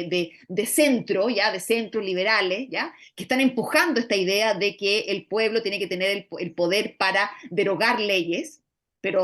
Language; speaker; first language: Spanish; native; Spanish